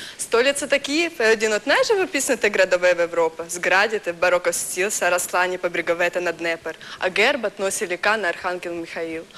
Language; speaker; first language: Bulgarian; non-native, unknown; Ukrainian